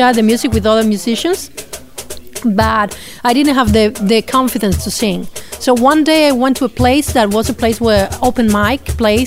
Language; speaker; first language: English; non-native, fluent; Spanish